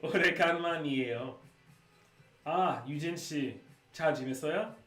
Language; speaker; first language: Korean; non-native, learner; English